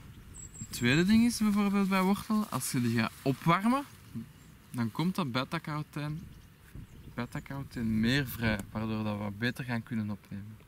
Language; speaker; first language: Dutch; native; Dutch